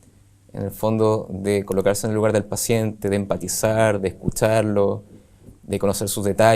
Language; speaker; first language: Spanish; native; Spanish